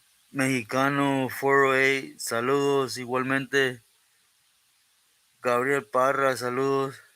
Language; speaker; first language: Spanish; early bilingual, heritage; Spanish